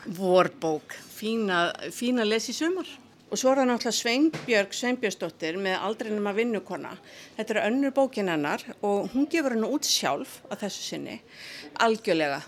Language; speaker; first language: Icelandic; native; Icelandic